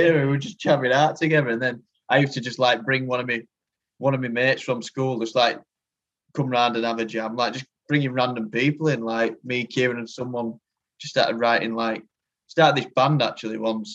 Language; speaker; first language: English; native; English